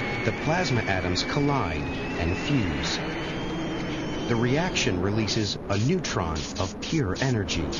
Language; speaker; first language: English; native; English